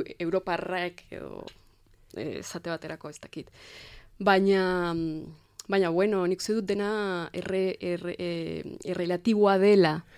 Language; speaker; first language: Basque; non-native, fluent; Spanish